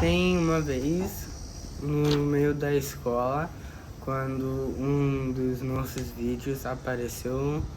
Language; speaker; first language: Portuguese; early bilingual, other home language; English